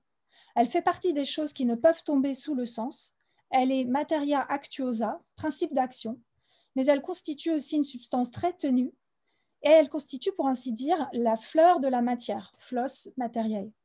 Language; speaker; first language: French; native; French